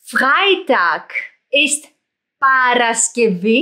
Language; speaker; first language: German; non-native, fluent; Greek